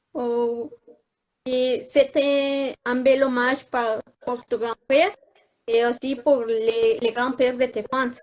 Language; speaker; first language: French; non-native, learner; Spanish